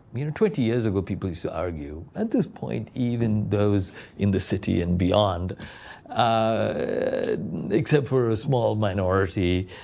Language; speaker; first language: English; non-native, local second language; Malayalam